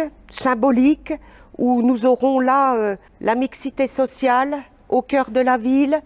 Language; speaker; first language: French; native; French